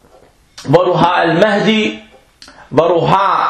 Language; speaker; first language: Danish; non-native, fluent; Arabic